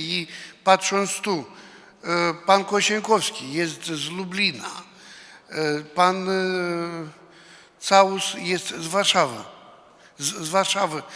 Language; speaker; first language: Polish; non-native, fluent; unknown